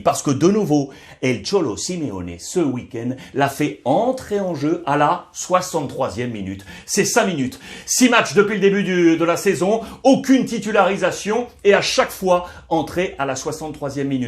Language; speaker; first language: French; native; French